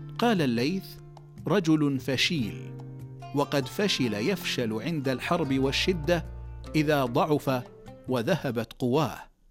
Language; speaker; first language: Arabic; native; Arabic